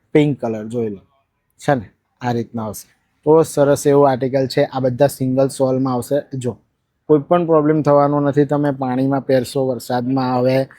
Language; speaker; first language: Gujarati; native; Gujarati